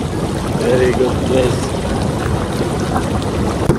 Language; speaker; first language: English; non-native, learner; Indonesian